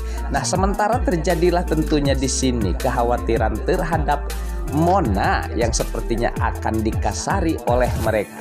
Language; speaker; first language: Indonesian; native; Indonesian